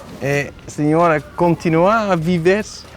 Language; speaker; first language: Portuguese; non-native, learner; Dutch